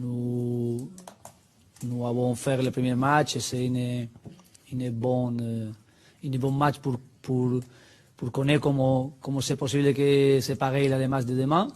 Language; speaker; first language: French; non-native, learner; Spanish